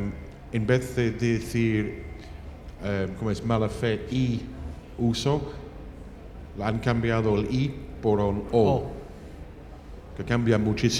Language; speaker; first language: Spanish; non-native, fluent; English